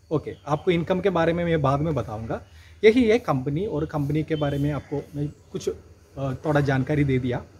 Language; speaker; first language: Hindi; non-native, local second language; Malayalam